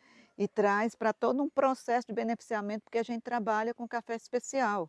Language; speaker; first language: Portuguese; native; Portuguese